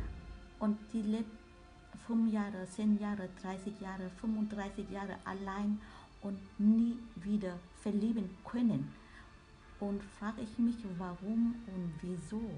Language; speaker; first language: German; non-native, learner; Vietnamese